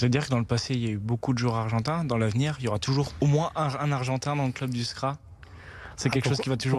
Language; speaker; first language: French; native; French